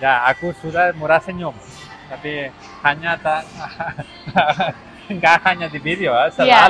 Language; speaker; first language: Indonesian; non-native, learner; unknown